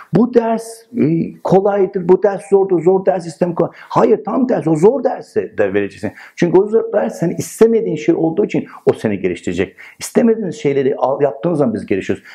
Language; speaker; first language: Turkish; non-native, fluent; Persian